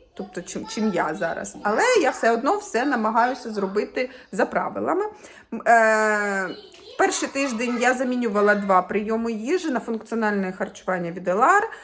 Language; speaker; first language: Ukrainian; native; Ukrainian